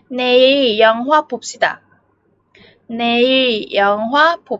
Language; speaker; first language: Korean; non-native, fluent; Vietnamese